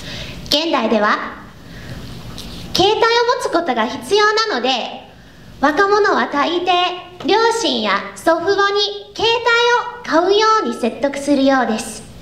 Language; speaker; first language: Japanese; non-native, learner; English